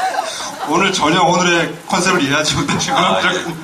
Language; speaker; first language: Korean; native; Korean